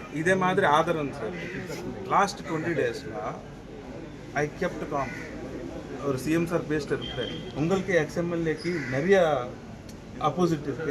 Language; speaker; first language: Tamil; non-native, local second language; Telugu